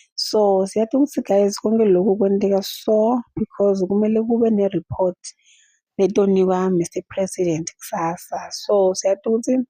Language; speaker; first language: Zulu; non-native, local second language; Swati